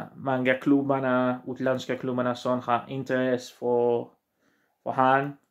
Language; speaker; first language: Swedish; non-native, learner; Portuguese